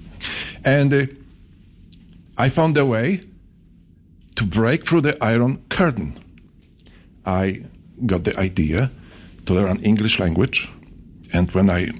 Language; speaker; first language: English; non-native, fluent; Polish